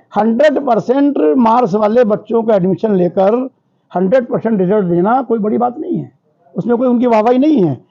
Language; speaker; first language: Hindi; native; Hindi